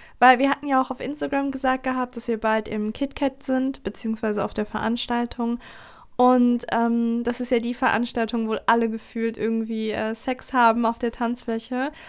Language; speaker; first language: German; early bilingual, other home language; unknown